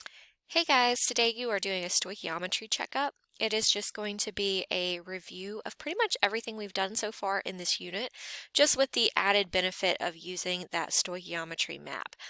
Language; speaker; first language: English; native; English